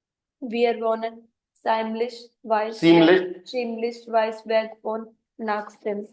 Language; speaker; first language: German; non-native, learner; Hindi